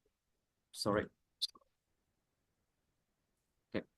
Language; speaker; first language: English; non-native, learner; Vietnamese